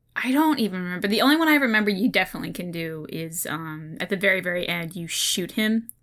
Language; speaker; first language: English; native; English